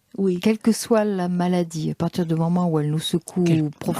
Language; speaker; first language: French; native; French